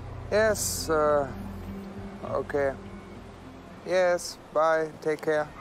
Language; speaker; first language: English; non-native, learner; German